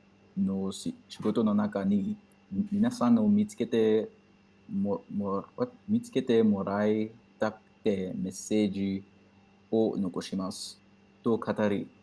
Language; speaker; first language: Japanese; non-native, learner; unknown